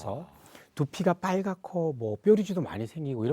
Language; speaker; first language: Korean; native; Korean